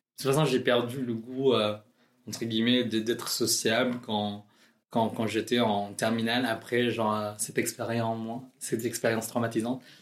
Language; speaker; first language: French; non-native, fluent; Filipino